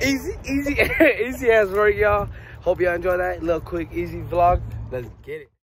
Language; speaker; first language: English; early bilingual, other home language; Spanish